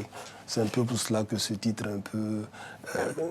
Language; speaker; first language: French; native; French